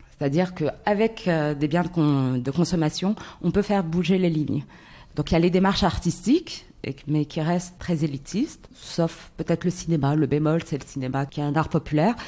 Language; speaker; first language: French; non-native, local second language; Arabic